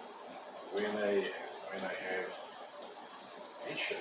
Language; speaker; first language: English; non-native, learner; Portuguese